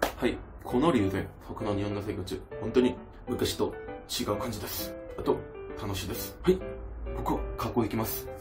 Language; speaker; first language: Japanese; non-native, fluent; Korean